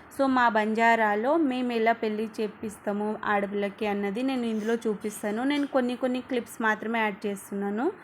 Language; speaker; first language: Telugu; non-native, local second language; Lambadi